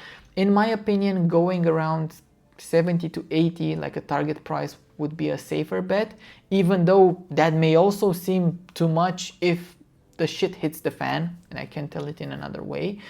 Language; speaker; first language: English; non-native, fluent; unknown